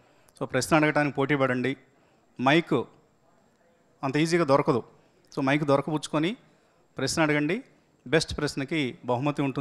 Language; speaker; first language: Telugu; native; Telugu